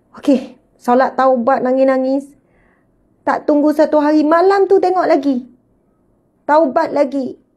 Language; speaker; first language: Malay; native; Malay